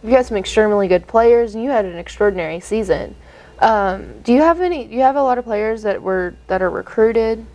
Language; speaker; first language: English; native; English